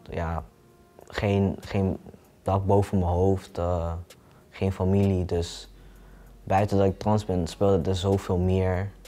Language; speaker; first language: Dutch; early bilingual, other home language; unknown